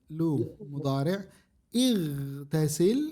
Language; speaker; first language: Arabic; non-native, fluent; Indonesian